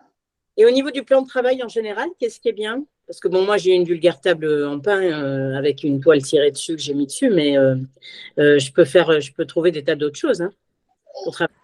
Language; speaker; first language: French; native; French